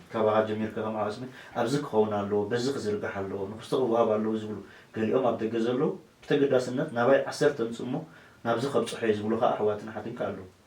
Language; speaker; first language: Tigrinya; non-native, local second language; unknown